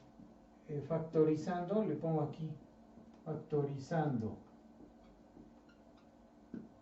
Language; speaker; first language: Spanish; native; Spanish